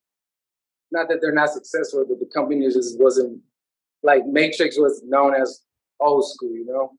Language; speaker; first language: English; native; English